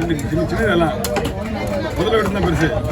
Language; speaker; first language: Tamil; native; Tamil